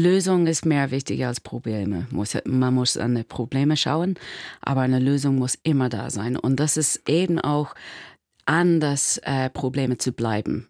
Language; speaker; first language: German; non-native, fluent; English